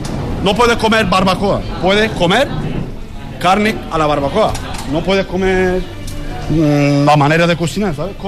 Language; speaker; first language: Spanish; non-native, fluent; Turkish